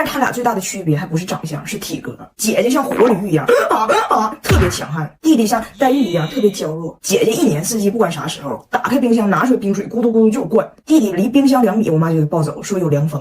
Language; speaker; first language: Chinese; native; Chinese